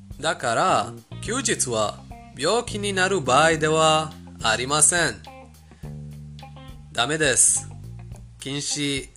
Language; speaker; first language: Japanese; non-native, fluent; Persian